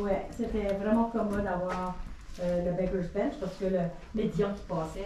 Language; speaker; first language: French; native; French